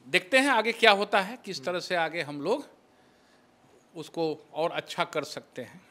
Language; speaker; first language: Hindi; native; Hindi